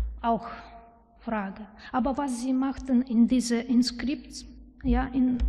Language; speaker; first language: German; non-native, learner; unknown